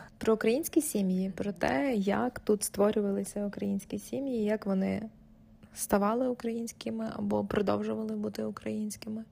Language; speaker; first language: Ukrainian; native; Ukrainian